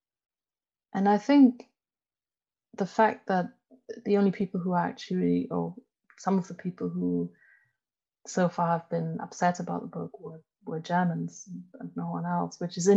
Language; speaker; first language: English; non-native, fluent; German